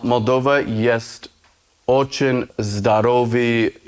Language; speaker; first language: Russian; non-native, learner; English